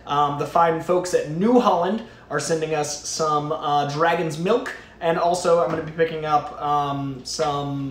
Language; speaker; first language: English; native; English